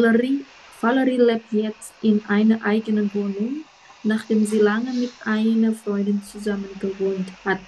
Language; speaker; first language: German; non-native, learner; Indonesian